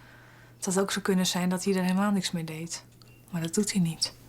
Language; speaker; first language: Dutch; native; Dutch